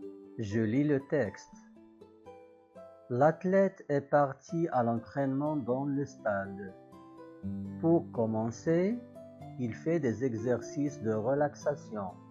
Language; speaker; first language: French; non-native, local second language; Arabic